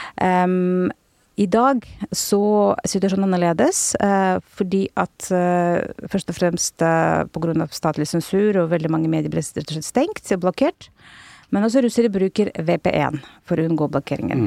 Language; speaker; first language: Norwegian; non-native, fluent; Russian